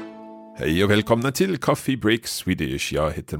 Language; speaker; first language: Swedish; non-native, learner; English